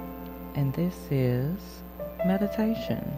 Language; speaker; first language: English; native; English